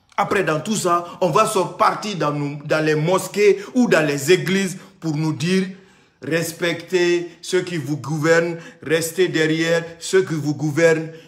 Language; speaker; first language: French; non-native, local second language; Susu